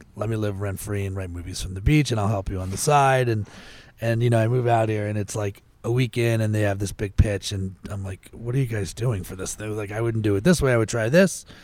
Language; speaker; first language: English; native; English